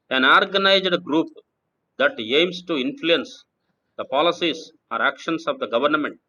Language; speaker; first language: English; non-native, local second language; Telugu